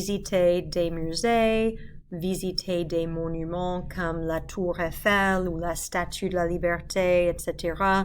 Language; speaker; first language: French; non-native, fluent; English